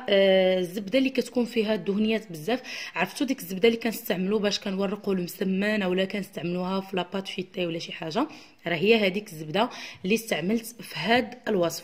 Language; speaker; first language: Arabic; native; Arabic